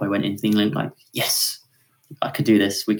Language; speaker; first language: English; native; English